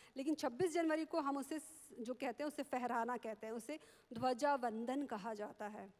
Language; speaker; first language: Hindi; non-native, local second language; Marathi